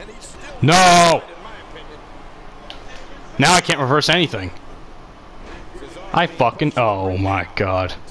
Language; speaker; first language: English; native; English